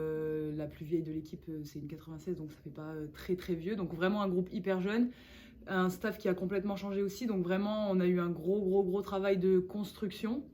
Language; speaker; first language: French; native; French